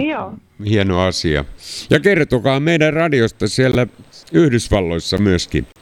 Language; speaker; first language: Finnish; native; Finnish